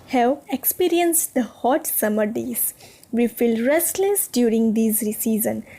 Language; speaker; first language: English; non-native, local second language; Gujarati